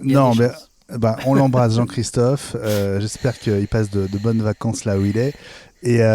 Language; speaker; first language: French; native; French